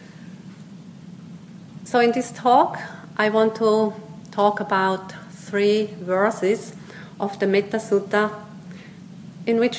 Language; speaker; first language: English; non-native, fluent; Swiss German